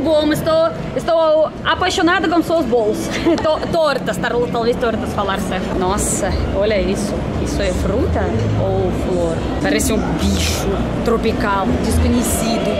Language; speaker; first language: Portuguese; non-native, fluent; Russian